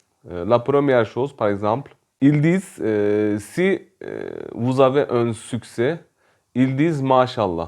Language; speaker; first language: French; non-native, fluent; Turkish